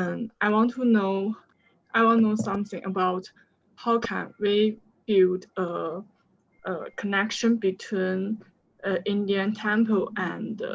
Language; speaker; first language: English; non-native, learner; Chinese